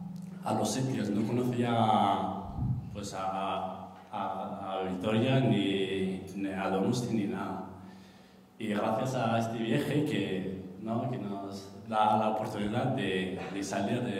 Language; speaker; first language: Spanish; non-native, fluent; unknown